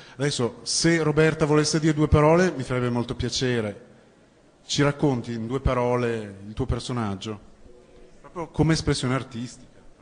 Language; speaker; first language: Italian; native; Italian